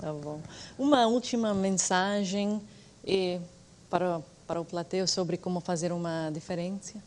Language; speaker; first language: Portuguese; non-native, fluent; English